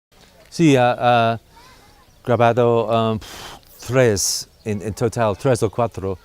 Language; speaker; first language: Spanish; non-native, learner; English